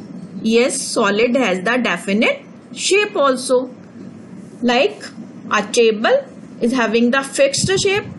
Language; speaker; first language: English; non-native, local second language; Hindi